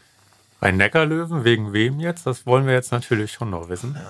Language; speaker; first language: German; native; German